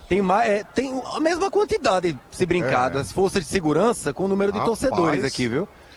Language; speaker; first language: Portuguese; native; Portuguese